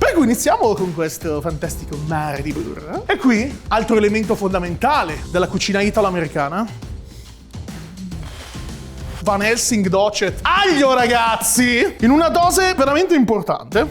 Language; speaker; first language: Italian; native; Italian